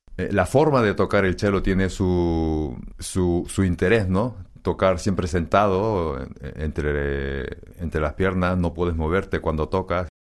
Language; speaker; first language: Spanish; early bilingual, other home language; Korean